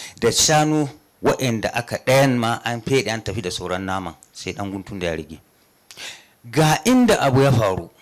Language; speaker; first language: Hausa; non-native, local second language; Fula